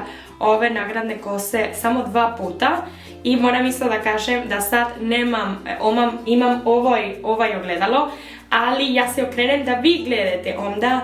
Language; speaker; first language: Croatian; early bilingual, heritage; Spanish